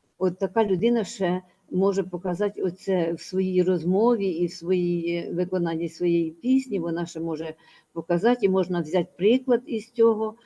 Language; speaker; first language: Ukrainian; native; Ukrainian